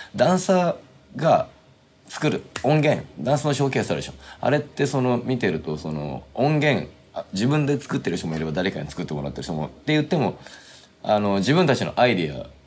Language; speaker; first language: Japanese; native; Japanese